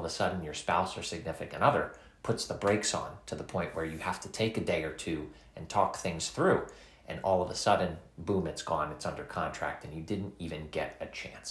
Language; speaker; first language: English; native; English